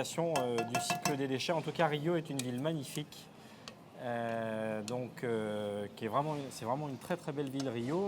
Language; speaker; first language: French; native; French